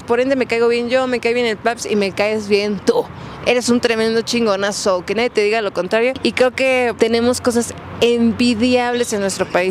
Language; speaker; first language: Spanish; native; Spanish